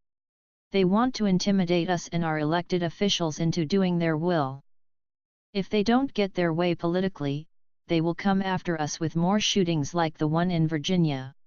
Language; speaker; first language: English; native; English